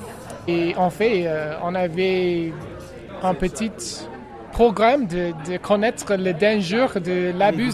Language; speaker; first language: French; non-native, fluent; English